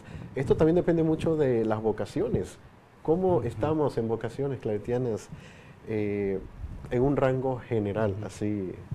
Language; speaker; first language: Spanish; native; Spanish